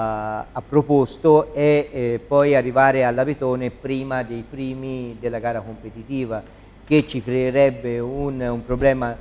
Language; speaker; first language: Italian; native; Italian